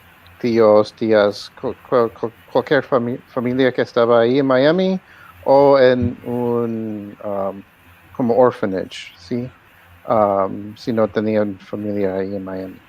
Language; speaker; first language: Spanish; early bilingual, heritage; Spanish